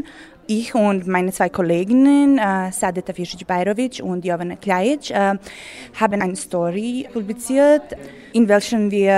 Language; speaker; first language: German; non-native, learner; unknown